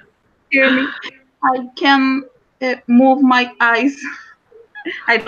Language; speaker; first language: English; non-native, learner; Spanish